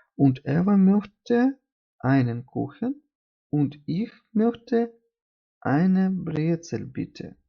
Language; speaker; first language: German; non-native, fluent; Ukrainian